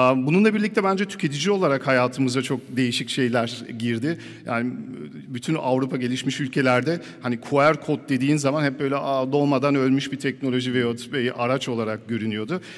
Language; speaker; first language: Turkish; early bilingual, heritage; Turkish